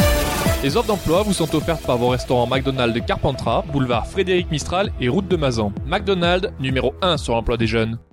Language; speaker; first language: French; native; French